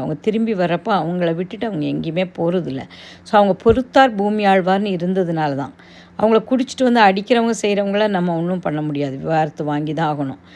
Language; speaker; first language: Tamil; non-native, local second language; Telugu